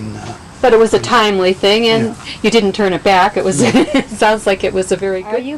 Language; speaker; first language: English; native; English